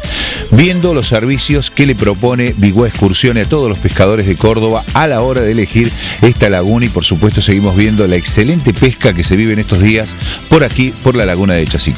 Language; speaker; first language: Spanish; native; Spanish